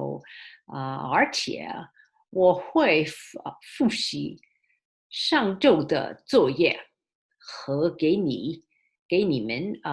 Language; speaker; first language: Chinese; early bilingual, heritage; Chinese